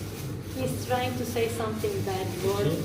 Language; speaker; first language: English; non-native, learner; Turkish